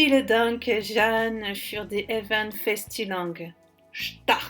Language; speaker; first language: German; non-native, learner; French